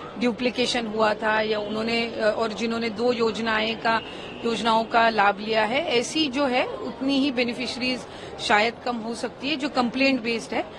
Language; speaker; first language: Hindi; non-native, local second language; Marathi